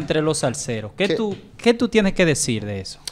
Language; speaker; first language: Spanish; native; Spanish